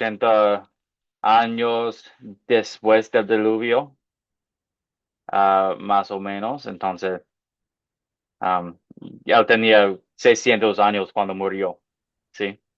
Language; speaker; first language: Spanish; non-native, fluent; English